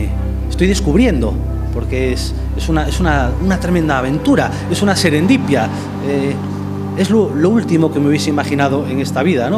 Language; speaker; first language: Spanish; native; Spanish